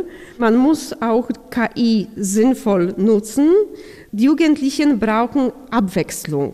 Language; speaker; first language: German; non-native, fluent; Polish